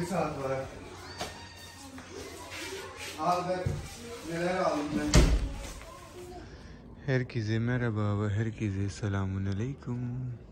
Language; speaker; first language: Turkish; non-native, learner; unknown